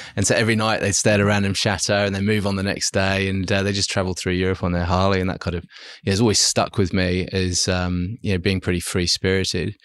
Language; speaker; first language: English; early bilingual, other home language; German